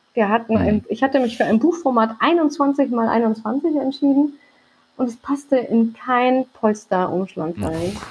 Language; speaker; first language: German; early bilingual, other home language; Turkish